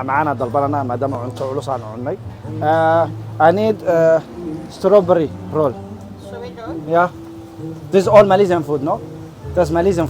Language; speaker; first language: Somali; native; Somali